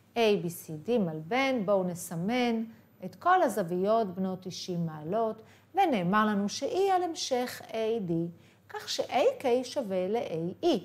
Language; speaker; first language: Hebrew; native; Hebrew